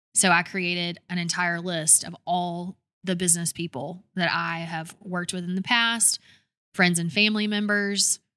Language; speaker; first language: English; native; English